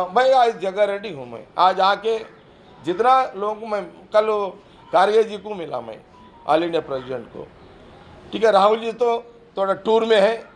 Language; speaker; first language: Hindi; non-native, local second language; Telugu